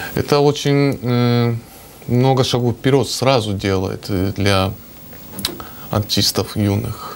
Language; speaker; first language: Russian; non-native, fluent; Japanese